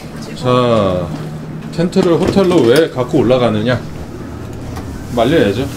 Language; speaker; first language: Korean; native; Korean